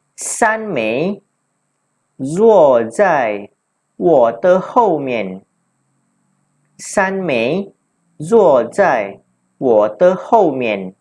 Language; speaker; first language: Chinese; non-native, local second language; Malay